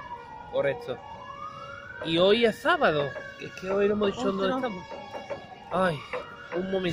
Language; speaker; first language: Spanish; native; Spanish